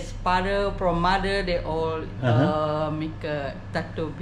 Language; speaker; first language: English; non-native, local second language; Indonesian